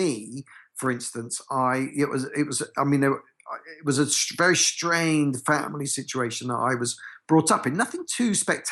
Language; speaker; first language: English; native; English